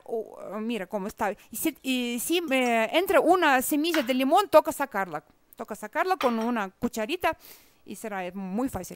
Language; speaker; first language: Spanish; non-native, fluent; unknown